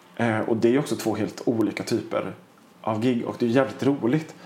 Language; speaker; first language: Swedish; native; Swedish